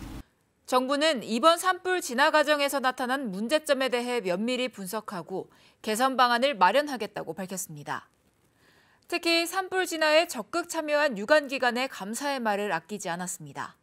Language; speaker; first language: Korean; native; Korean